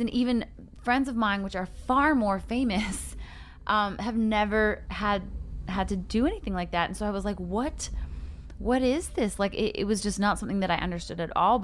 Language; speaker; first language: English; native; English